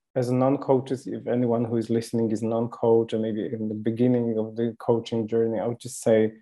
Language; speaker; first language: English; non-native, fluent; Polish